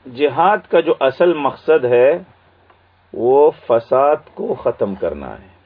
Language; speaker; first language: Urdu; native; Urdu